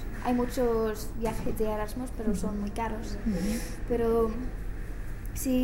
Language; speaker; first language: Spanish; non-native, learner; English